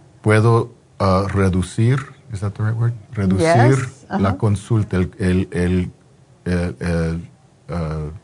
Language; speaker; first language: Spanish; non-native, fluent; English